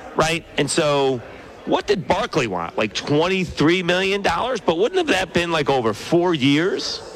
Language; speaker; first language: English; native; English